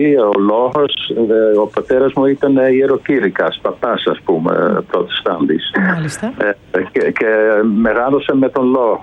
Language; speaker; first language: Greek; non-native, fluent; Dutch